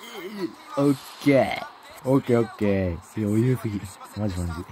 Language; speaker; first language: Japanese; native; Japanese